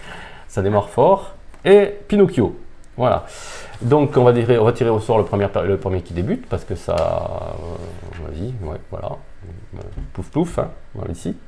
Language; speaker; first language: French; native; French